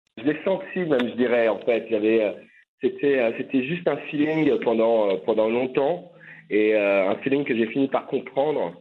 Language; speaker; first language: French; native; French